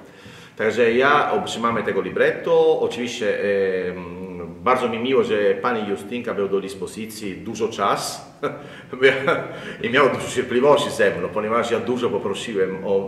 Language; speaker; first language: Polish; non-native, learner; Italian